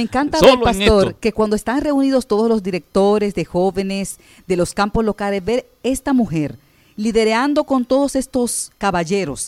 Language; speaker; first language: Spanish; native; Spanish